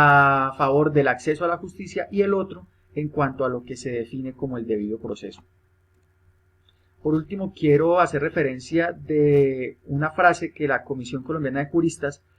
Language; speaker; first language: Spanish; native; Spanish